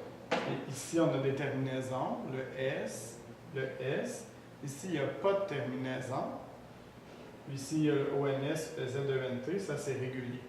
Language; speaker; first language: French; native; French